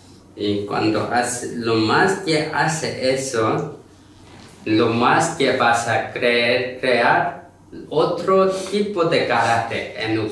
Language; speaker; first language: Spanish; non-native, learner; Korean